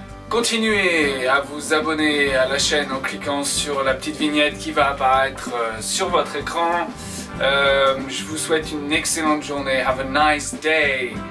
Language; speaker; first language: French; native; French